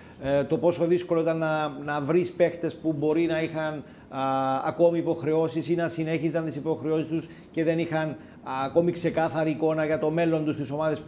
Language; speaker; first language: Greek; native; Greek